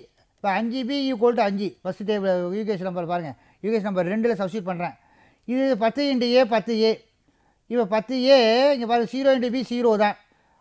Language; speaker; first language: Tamil; native; Tamil